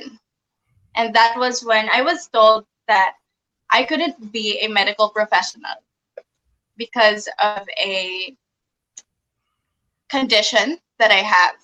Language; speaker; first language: English; non-native, local second language; Filipino